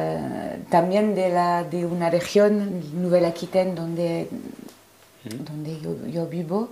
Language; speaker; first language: Spanish; non-native, fluent; French